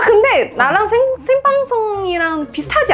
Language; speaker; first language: Korean; non-native, fluent; Chinese